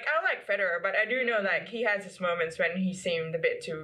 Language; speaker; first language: English; non-native, local second language; Filipino